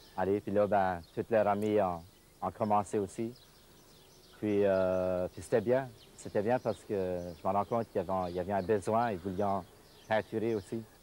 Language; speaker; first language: French; native; French